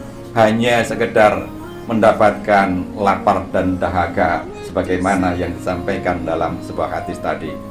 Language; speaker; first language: Indonesian; native; Indonesian